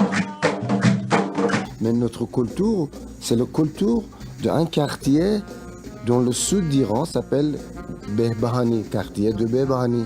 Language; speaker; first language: French; non-native, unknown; Persian